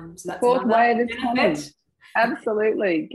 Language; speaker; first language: English; native; English